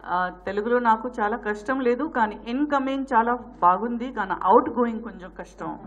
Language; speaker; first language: Telugu; non-native, learner; Gujarati